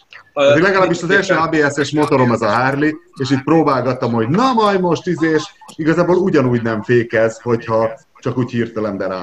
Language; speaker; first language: Hungarian; native; Hungarian